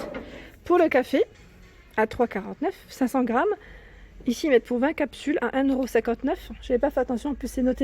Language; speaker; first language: French; native; French